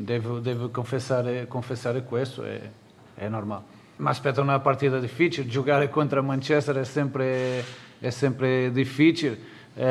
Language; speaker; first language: Italian; non-native, fluent; Portuguese